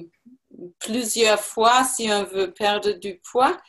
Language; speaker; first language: French; non-native, learner; German